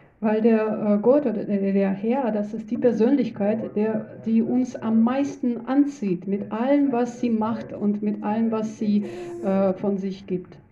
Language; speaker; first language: German; non-native, learner; Russian